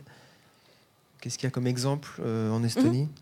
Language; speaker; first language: French; native; French